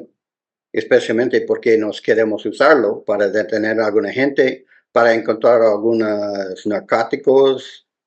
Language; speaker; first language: Spanish; non-native, learner; English